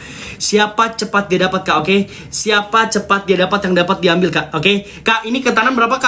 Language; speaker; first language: Indonesian; native; Indonesian